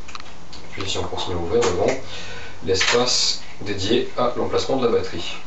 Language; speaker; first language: French; native; French